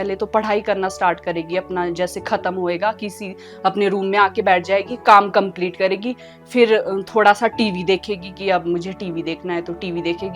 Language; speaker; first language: Hindi; native; Hindi